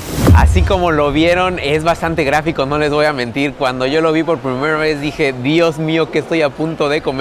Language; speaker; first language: Spanish; native; Spanish